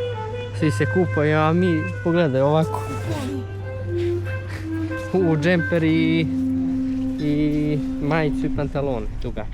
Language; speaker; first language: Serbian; early bilingual, heritage; Serbian